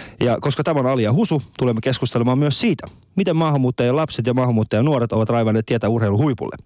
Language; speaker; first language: Finnish; early bilingual, other home language; Persian